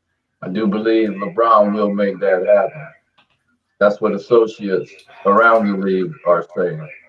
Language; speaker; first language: English; native; English